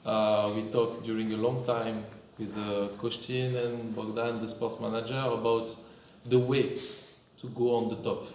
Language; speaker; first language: English; non-native, fluent; French